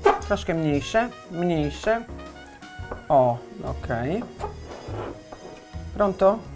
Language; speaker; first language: Polish; non-native, learner; Italian